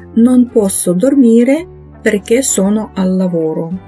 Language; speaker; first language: Italian; non-native, fluent; Ukrainian